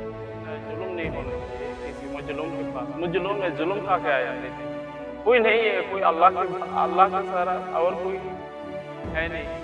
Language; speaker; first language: Hindi; non-native, learner; Rohingya